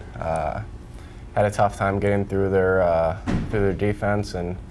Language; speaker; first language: English; native; English